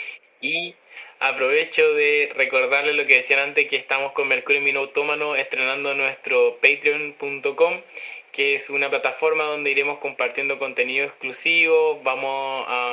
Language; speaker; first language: Spanish; native; Spanish